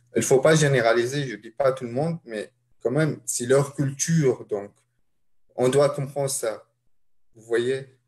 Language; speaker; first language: French; non-native, fluent; Arabic